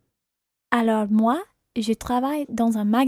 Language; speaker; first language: French; non-native, learner; English